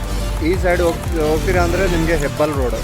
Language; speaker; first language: Kannada; non-native, learner; Hindi